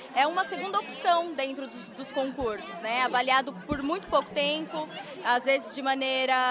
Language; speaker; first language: Portuguese; native; Portuguese